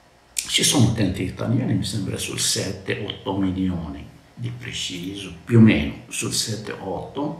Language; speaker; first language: Italian; non-native, learner; Arabic